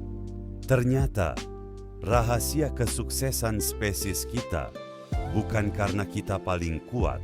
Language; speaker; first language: Indonesian; native; Indonesian